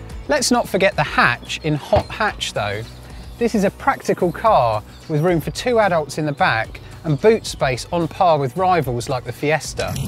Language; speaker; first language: English; native; English